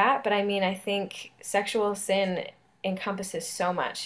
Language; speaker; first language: English; native; English